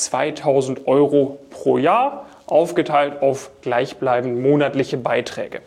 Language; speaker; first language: German; native; German